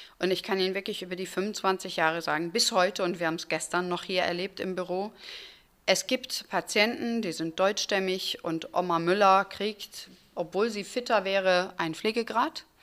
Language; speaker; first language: German; early bilingual, other home language; Turkish